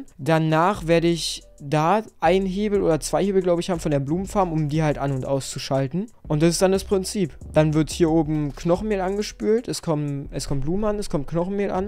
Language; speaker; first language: German; native; German